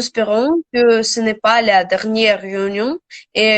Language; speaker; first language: French; non-native, learner; Russian